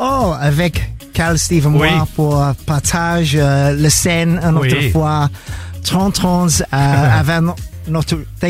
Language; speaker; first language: French; non-native, learner; English